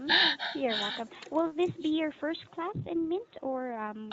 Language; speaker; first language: English; non-native, local second language; Filipino